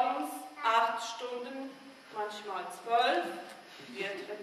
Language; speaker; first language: German; non-native, fluent; English